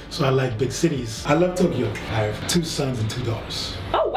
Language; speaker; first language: English; native; English